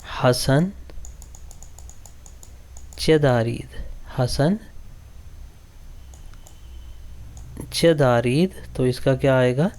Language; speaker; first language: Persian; non-native, fluent; Urdu